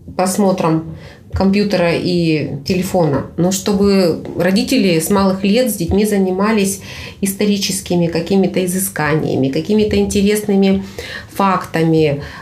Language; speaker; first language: Russian; native; Russian